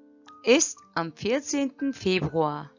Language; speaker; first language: German; non-native, fluent; Turkish